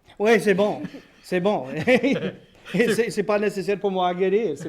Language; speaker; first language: French; non-native, local second language; English